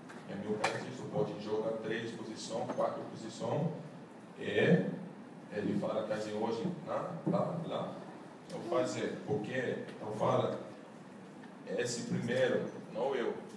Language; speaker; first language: Portuguese; non-native, learner; English